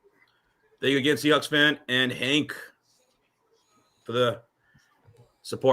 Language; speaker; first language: English; native; English